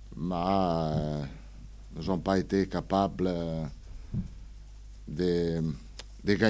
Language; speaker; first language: French; non-native, fluent; Italian